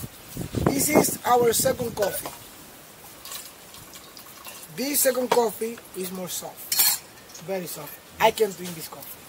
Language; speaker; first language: English; non-native, fluent; Spanish